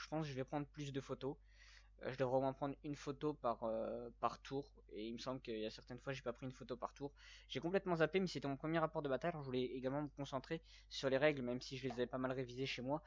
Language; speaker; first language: French; native; French